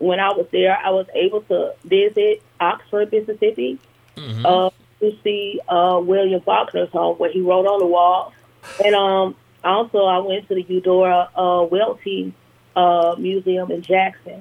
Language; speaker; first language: English; native; English